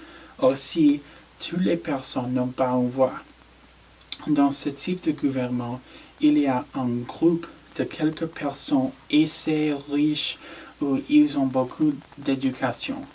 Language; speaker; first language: French; non-native, learner; English